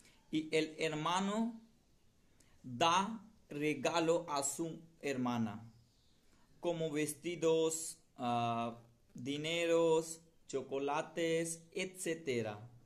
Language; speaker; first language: Spanish; non-native, learner; Hindi